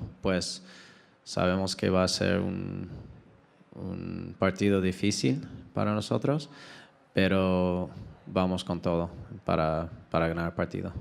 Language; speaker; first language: Spanish; non-native, fluent; English